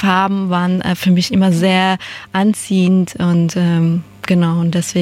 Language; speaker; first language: German; non-native, fluent; Persian